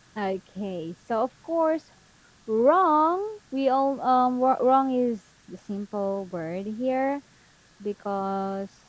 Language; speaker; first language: English; non-native, fluent; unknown